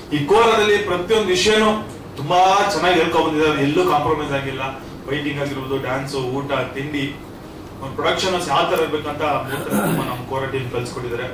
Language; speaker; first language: Kannada; native; Kannada